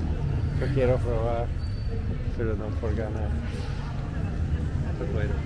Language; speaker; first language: Spanish; non-native, learner; English